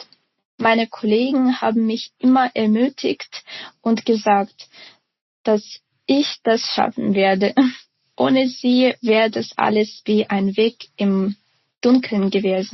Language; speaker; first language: German; non-native, fluent; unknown